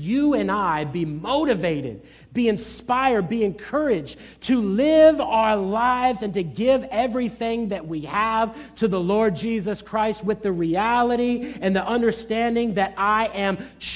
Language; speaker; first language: English; native; English